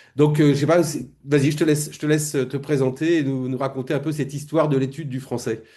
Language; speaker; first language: French; native; French